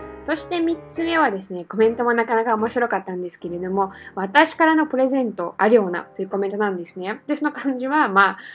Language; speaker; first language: Japanese; non-native, fluent; Russian